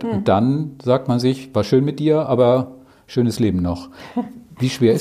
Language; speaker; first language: German; native; German